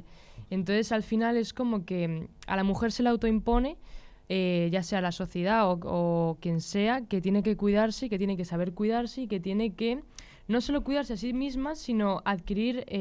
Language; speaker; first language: Spanish; native; Spanish